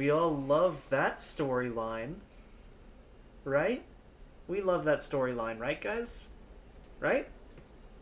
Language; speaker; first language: English; early bilingual, other home language; Spanish